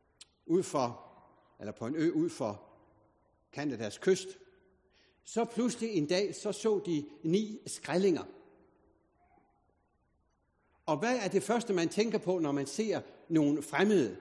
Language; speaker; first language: Danish; native; Danish